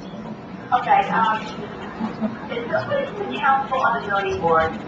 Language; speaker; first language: English; native; English